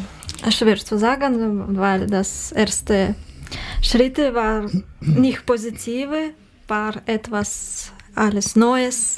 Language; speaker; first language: German; non-native, learner; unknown